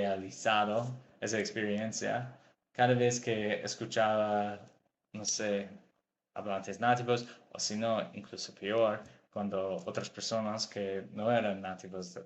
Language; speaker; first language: Spanish; non-native, fluent; English